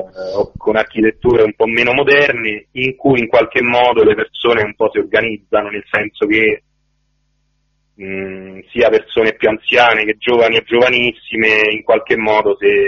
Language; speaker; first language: Italian; native; Italian